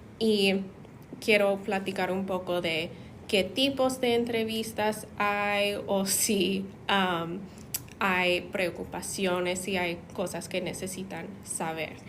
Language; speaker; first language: Spanish; non-native, fluent; English